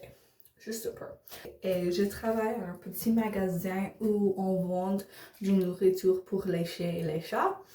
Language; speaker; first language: French; non-native, learner; English